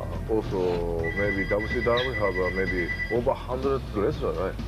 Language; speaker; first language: English; non-native, learner; Japanese